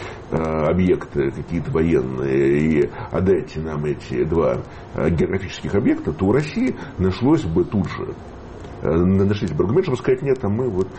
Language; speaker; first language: Russian; native; Russian